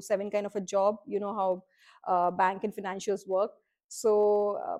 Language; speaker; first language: English; non-native, local second language; Hindi